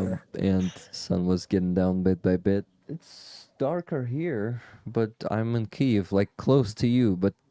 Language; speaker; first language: English; non-native, fluent; Ukrainian